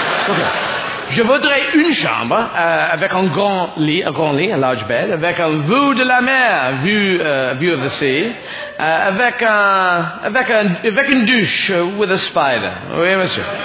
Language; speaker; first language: French; non-native, learner; English